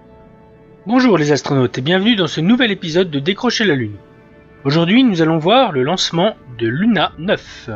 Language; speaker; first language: French; native; French